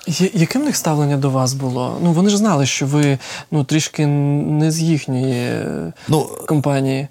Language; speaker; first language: Ukrainian; native; Ukrainian